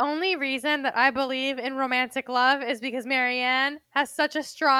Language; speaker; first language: English; non-native, fluent; Spanish